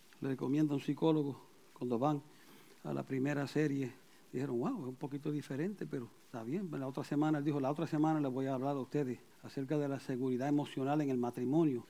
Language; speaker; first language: Spanish; early bilingual, heritage; Spanish